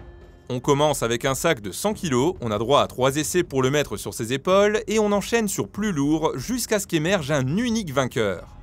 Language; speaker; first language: French; native; French